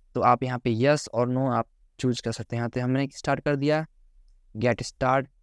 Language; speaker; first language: Hindi; native; Hindi